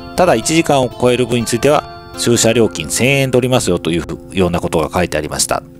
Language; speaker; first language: Japanese; native; Japanese